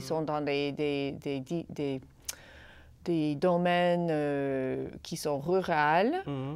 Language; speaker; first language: French; non-native, fluent; English